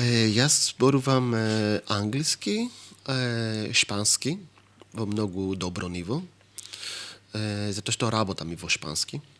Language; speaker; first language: Macedonian; non-native, fluent; Greek